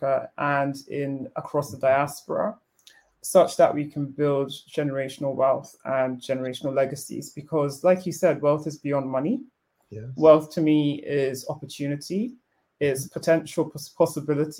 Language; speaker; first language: English; non-native, local second language; Yoruba